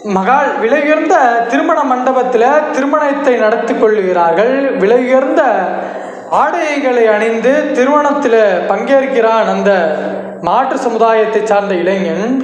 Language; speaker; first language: Tamil; non-native, local second language; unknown